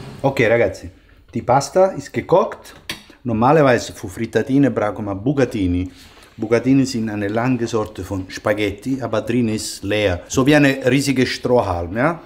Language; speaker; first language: German; non-native, learner; Italian